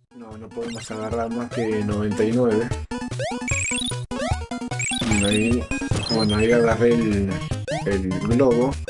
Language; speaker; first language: Spanish; native; Spanish